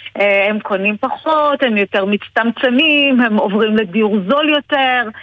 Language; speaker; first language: Hebrew; early bilingual, other home language; Persian